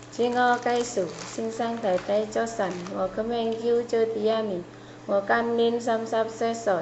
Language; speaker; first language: Cantonese; non-native, learner; Indonesian